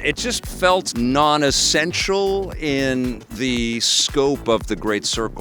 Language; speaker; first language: English; native; English